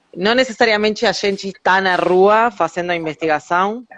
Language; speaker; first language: Portuguese; non-native, learner; Spanish